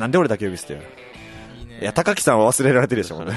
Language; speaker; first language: Japanese; native; Japanese